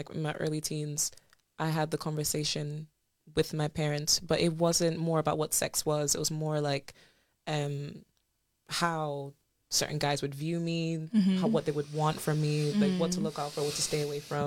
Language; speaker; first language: English; native; English